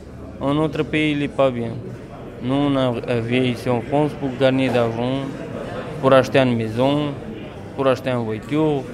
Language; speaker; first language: French; non-native, learner; Romanian